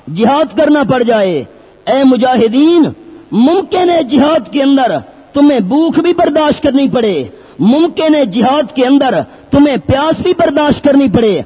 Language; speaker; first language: Urdu; non-native, local second language; Pashto